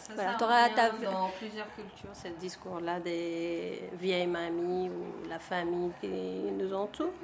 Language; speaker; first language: French; non-native, local second language; Arabic